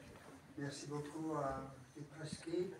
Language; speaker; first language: French; non-native, fluent; Hungarian